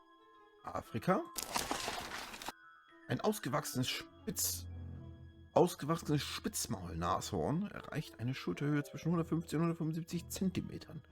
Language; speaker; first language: German; native; German